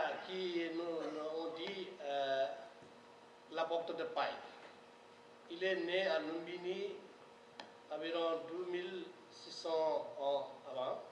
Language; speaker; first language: French; non-native, learner; Nepali